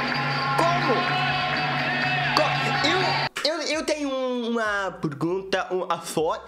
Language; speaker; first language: Portuguese; non-native, learner; English